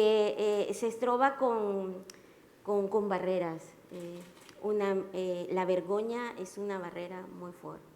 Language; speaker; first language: Catalan; non-native, learner; Spanish